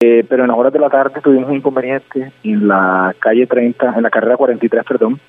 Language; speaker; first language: Spanish; native; Spanish